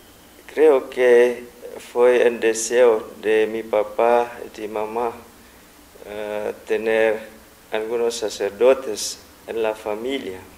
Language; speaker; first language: Spanish; non-native, fluent; Vietnamese